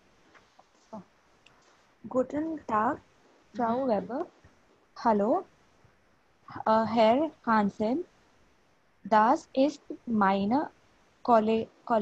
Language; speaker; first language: German; non-native, learner; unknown